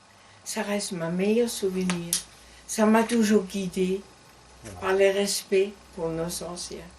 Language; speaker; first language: French; non-native, learner; German